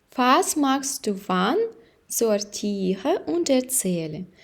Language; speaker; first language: German; non-native, fluent; Ukrainian